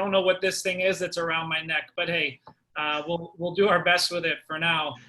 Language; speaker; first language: English; native; English